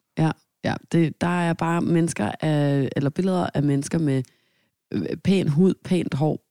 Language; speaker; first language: Danish; native; Danish